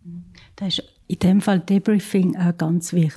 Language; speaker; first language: German; native; German